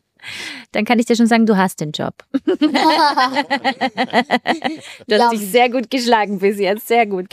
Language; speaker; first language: German; native; German